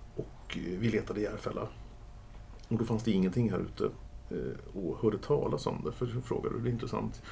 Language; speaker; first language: Swedish; native; Swedish